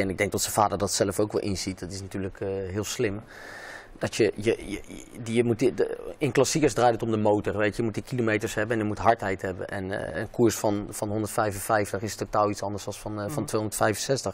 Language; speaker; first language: Dutch; native; Dutch